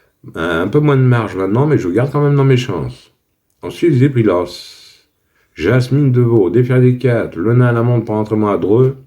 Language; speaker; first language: French; native; French